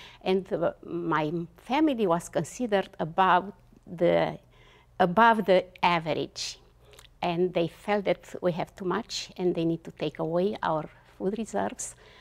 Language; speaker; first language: English; non-native, fluent; Romanian